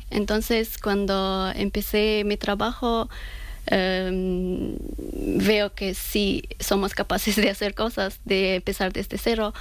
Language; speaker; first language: Spanish; non-native, learner; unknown